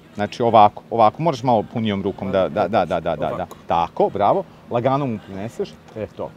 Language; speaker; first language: Serbian; native; Serbian